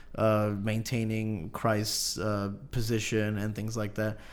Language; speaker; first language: English; native; English